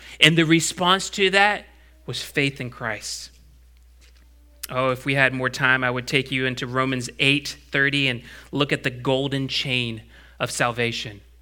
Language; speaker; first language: English; native; English